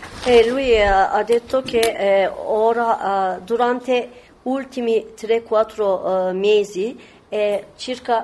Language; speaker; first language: Italian; non-native, learner; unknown